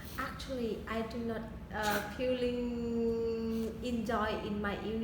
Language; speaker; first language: English; non-native, learner; Vietnamese